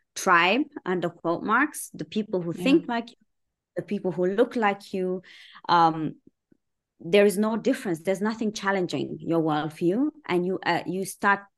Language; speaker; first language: English; early bilingual, other home language; Persian